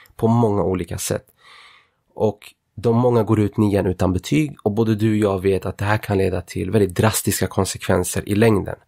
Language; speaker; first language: Swedish; native; Swedish